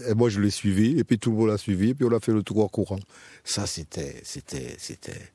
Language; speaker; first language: French; native; French